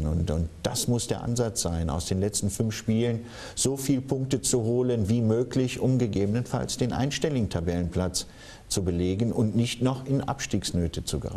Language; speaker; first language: German; native; German